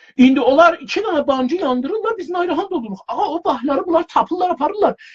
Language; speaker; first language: Azerbaijani; native; Azerbaijani